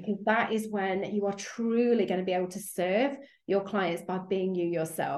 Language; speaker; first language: English; native; English